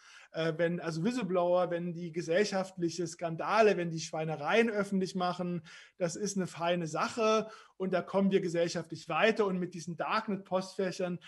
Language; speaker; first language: German; native; German